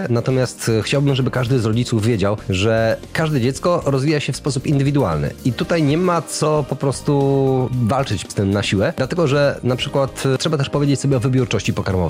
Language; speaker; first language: Polish; native; Polish